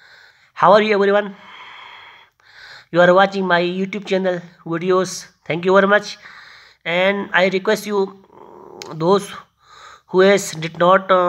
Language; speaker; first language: English; non-native, learner; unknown